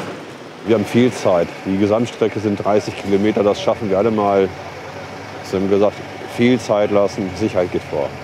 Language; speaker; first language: German; native; German